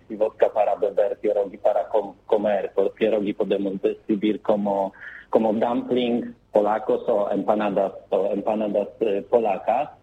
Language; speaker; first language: Spanish; non-native, learner; Polish